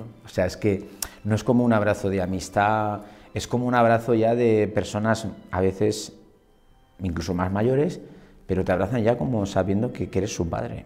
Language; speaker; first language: Spanish; native; Spanish